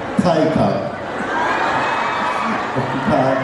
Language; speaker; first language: Thai; non-native, learner; Korean